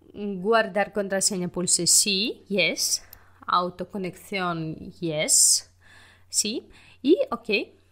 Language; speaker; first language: Spanish; non-native, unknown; Russian